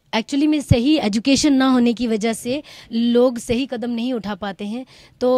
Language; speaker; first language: Hindi; native; Hindi